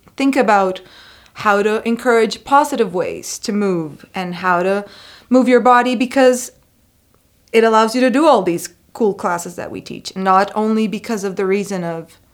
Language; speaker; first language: English; non-native, fluent; Spanish